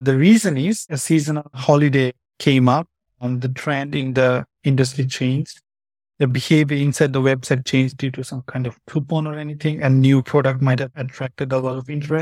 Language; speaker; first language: English; non-native, fluent; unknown